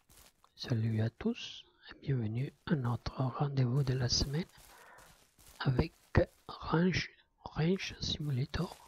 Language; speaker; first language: French; non-native, learner; Italian